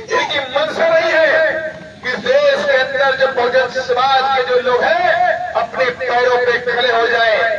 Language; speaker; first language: Hindi; native; Hindi